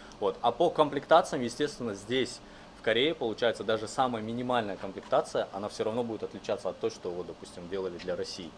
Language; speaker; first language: Russian; native; Russian